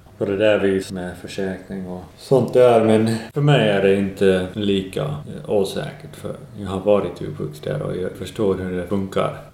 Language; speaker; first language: Swedish; non-native, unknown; English